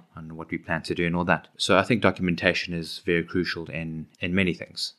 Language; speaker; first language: English; native; English